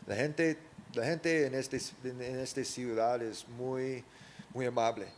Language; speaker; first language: Spanish; early bilingual, heritage; English